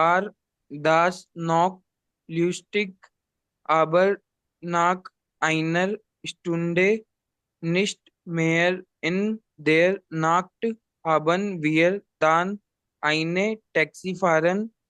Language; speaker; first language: German; non-native, learner; Hindi